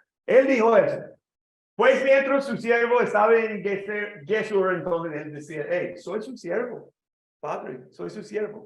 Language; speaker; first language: Spanish; non-native, learner; English